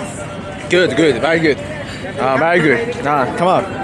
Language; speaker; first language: English; non-native, learner; Chinese